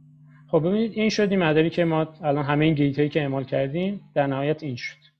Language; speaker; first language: Persian; native; Persian